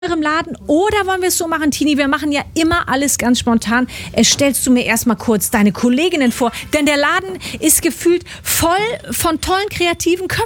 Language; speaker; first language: German; native; German